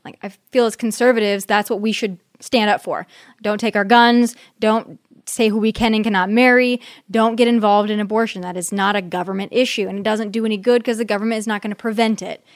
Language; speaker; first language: English; native; English